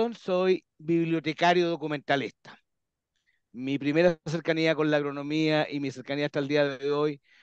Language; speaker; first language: Spanish; native; Spanish